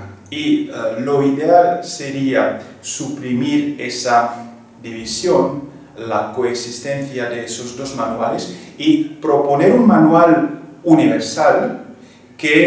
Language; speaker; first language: Spanish; non-native, fluent; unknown